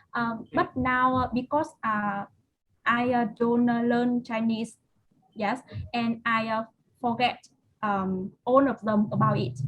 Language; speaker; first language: English; non-native, learner; Vietnamese